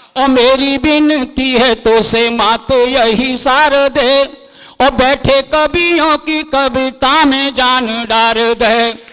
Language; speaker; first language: Hindi; native; Hindi